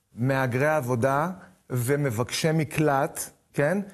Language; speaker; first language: Hebrew; native; Hebrew